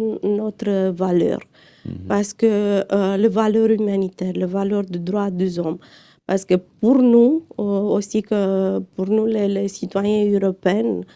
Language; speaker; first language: French; non-native, fluent; Romanian